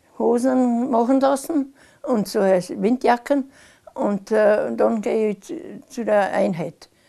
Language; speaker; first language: German; non-native, local second language; Slovenian